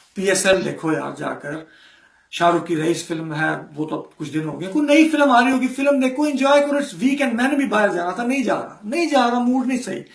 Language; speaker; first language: Urdu; native; Urdu